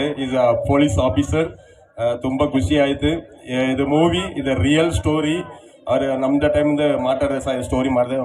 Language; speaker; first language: Kannada; non-native, local second language; Tamil